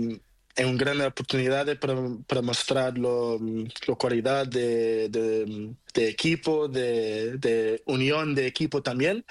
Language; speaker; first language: Spanish; non-native, learner; Portuguese